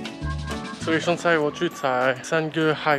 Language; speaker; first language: Chinese; non-native, learner; French